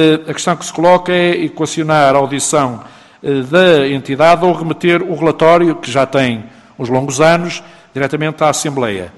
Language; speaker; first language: Portuguese; native; Portuguese